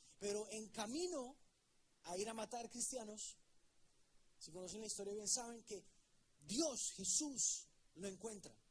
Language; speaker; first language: Spanish; native; Spanish